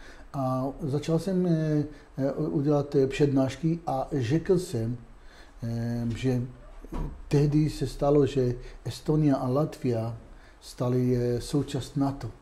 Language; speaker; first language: Czech; non-native, fluent; Hebrew